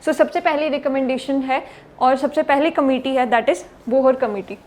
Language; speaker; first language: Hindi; native; Hindi